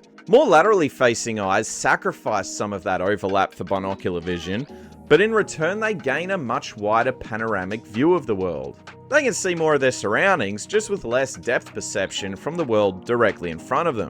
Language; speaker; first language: English; native; English